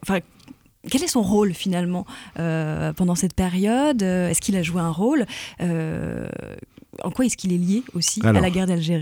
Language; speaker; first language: French; native; French